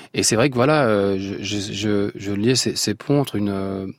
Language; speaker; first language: French; non-native, local second language; Arabic